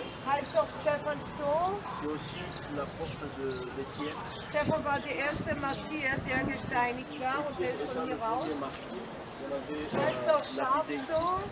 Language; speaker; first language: German; non-native, fluent; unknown